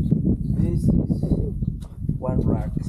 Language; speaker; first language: English; non-native, learner; Spanish